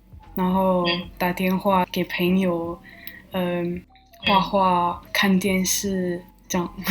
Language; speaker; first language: Chinese; non-native, learner; French